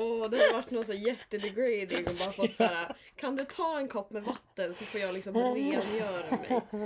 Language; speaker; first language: Swedish; native; Swedish